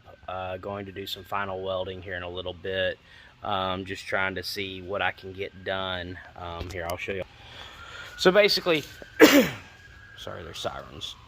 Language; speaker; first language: English; native; English